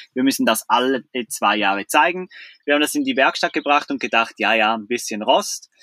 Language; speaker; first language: German; native; German